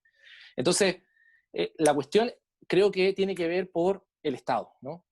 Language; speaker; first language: Spanish; native; Spanish